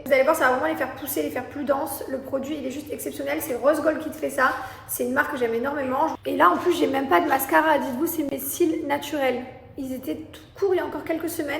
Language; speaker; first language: French; native; French